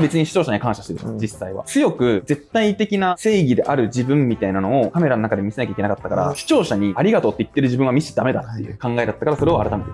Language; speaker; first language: Japanese; native; Japanese